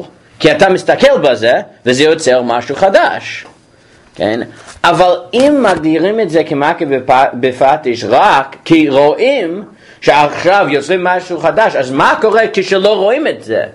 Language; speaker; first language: Hebrew; non-native, fluent; English